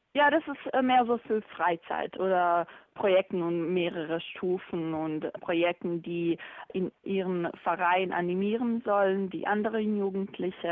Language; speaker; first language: German; non-native, fluent; Bosnian